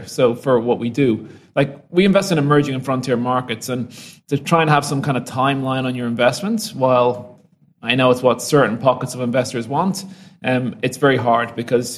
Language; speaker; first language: English; native; English